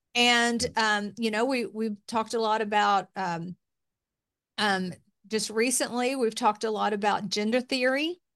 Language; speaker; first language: English; native; English